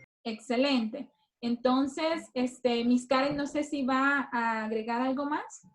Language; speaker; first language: Spanish; native; Spanish